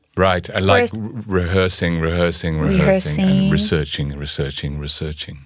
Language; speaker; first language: English; native; English